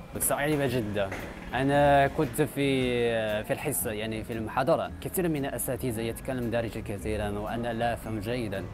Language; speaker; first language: Arabic; non-native, learner; Chinese